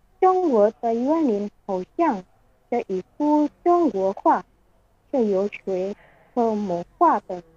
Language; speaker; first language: Chinese; non-native, learner; Indonesian